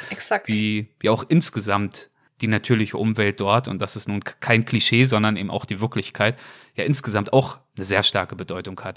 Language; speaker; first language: German; native; German